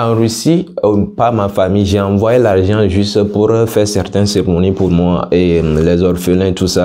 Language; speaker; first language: French; non-native, local second language; Ewe